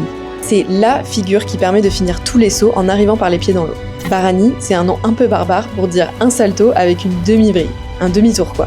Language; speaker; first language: French; native; French